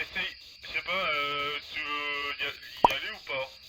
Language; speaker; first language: French; native; French